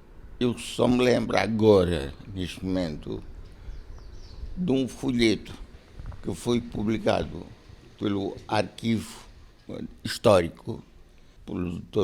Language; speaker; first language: Portuguese; non-native, local second language; Konkani